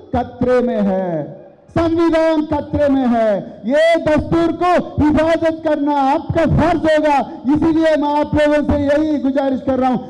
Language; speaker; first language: Hindi; non-native, local second language; Telugu